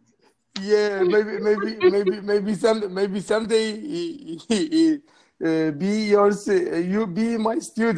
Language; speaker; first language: English; non-native, learner; Arabic